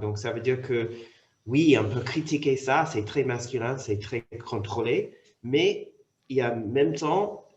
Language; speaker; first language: French; non-native, fluent; English